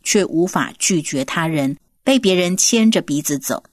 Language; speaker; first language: Chinese; native; Chinese